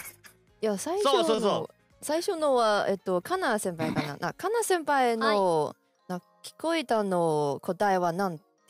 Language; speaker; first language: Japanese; non-native, fluent; Chinese